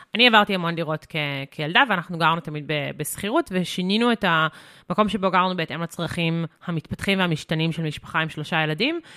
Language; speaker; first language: Hebrew; native; Hebrew